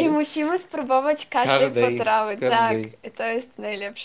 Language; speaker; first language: Polish; non-native, fluent; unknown